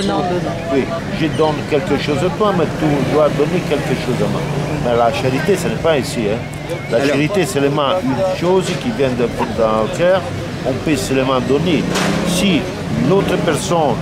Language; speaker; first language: French; non-native, learner; Italian